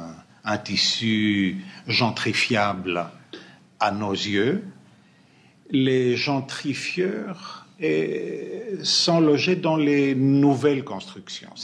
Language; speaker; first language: French; non-native, fluent; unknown